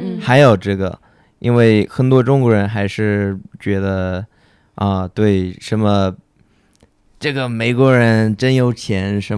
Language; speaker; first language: Chinese; non-native, fluent; English